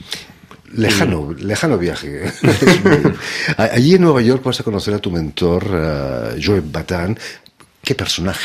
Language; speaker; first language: Spanish; native; Spanish